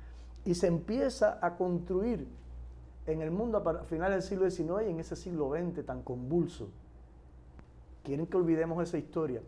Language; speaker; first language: Spanish; native; Spanish